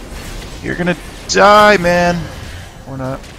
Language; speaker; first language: English; native; English